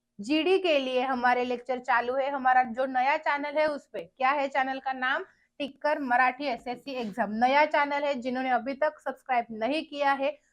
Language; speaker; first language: Hindi; non-native, local second language; Marathi